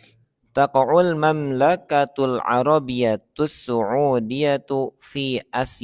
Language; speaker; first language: Arabic; non-native, learner; Indonesian